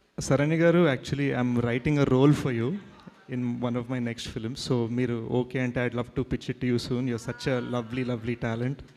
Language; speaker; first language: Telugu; early bilingual, heritage; Telugu